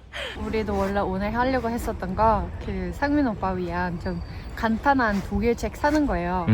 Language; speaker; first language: Korean; non-native, fluent; Norwegian